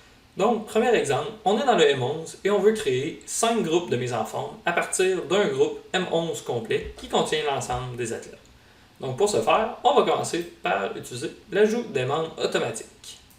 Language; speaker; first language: French; native; French